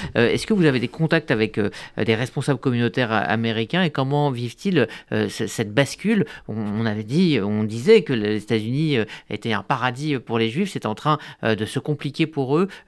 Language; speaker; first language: French; native; French